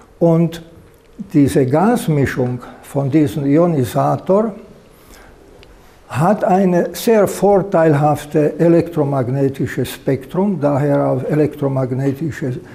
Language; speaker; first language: German; non-native, fluent; Slovak